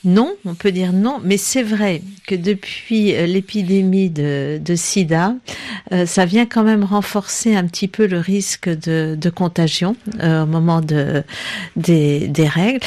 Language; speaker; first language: French; native; French